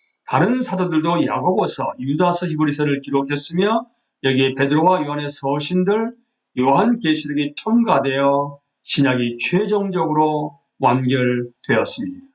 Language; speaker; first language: Korean; native; Korean